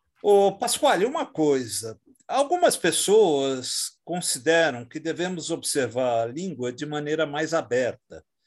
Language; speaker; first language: Portuguese; native; Portuguese